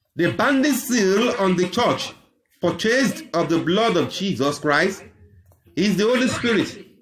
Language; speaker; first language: English; non-native, local second language; Yoruba